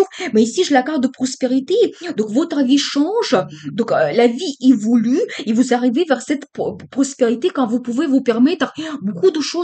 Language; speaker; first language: French; non-native, fluent; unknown